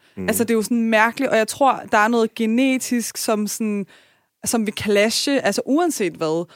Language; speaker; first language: Danish; early bilingual, other home language; Persian